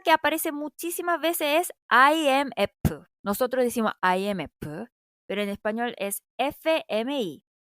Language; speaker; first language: Spanish; non-native, fluent; Korean